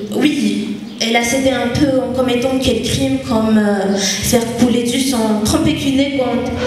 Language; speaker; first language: French; non-native, local second language; Arabic